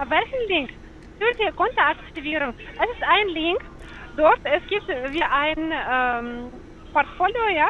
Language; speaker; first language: German; non-native, learner; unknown